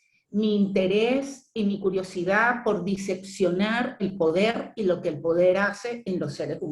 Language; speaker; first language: Spanish; native; Spanish